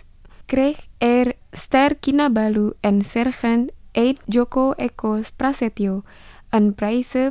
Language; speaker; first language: Dutch; non-native, fluent; Indonesian